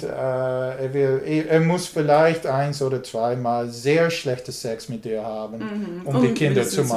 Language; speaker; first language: German; non-native, learner; English